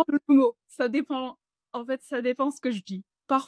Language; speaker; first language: French; non-native, fluent; English